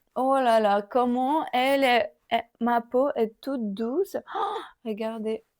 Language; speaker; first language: French; non-native, fluent; Ukrainian